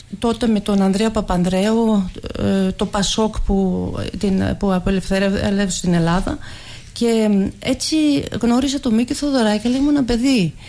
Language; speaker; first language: Greek; early bilingual, heritage; Greek